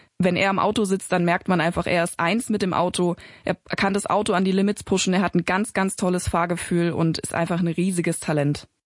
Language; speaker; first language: German; native; German